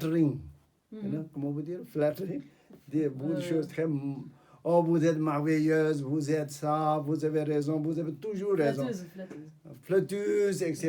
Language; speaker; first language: French; non-native, fluent; Tibetan